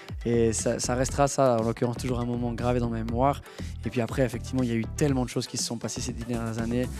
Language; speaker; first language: French; native; French